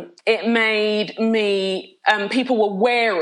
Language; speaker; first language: English; native; English